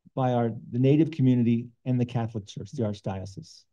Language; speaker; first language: English; native; English